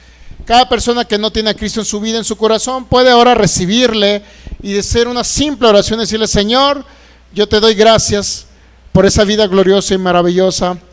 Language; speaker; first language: Spanish; native; Spanish